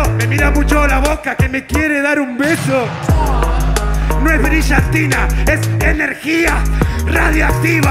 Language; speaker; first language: Spanish; native; Spanish